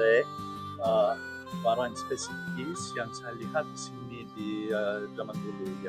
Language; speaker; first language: Indonesian; non-native, learner; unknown